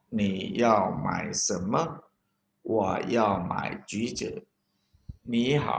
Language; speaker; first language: Chinese; non-native, fluent; Thai